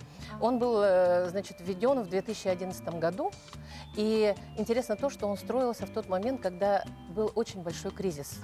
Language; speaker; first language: Russian; native; Russian